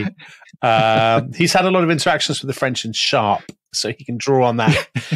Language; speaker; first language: English; native; English